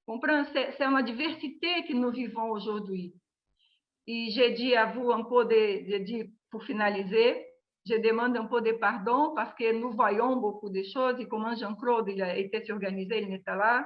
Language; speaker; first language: French; non-native, learner; Portuguese